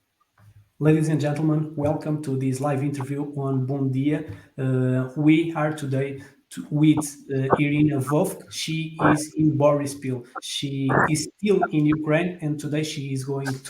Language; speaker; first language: English; non-native, fluent; Portuguese